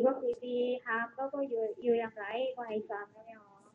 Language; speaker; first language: Cantonese; non-native, learner; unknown